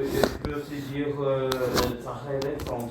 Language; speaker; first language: French; non-native, learner; Bulgarian